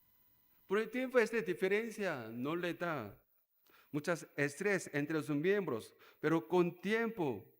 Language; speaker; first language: Spanish; non-native, learner; Korean